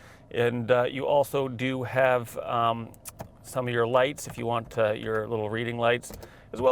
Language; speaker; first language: English; native; English